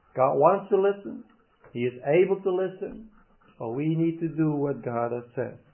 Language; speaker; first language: English; non-native, fluent; Dutch